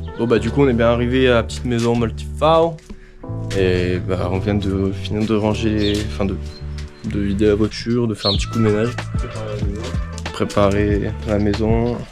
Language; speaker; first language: French; native; French